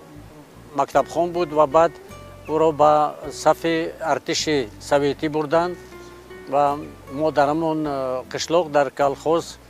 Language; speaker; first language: Persian; non-native, local second language; Shughni